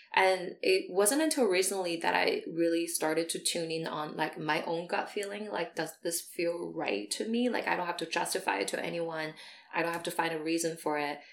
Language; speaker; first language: English; non-native, fluent; Chinese